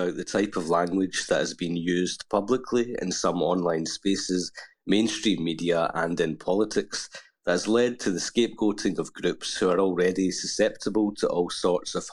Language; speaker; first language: English; native; English